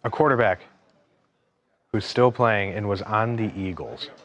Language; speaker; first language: English; native; English